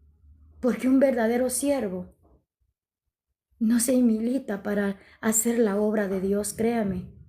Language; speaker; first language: Spanish; native; Spanish